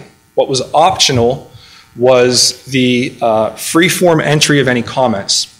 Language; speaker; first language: English; native; English